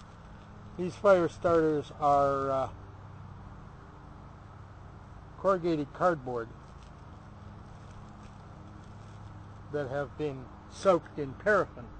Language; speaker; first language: English; native; English